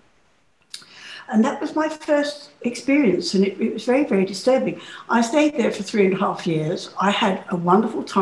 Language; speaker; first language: English; native; English